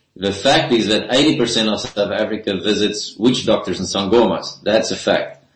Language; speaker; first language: English; non-native, local second language; Afrikaans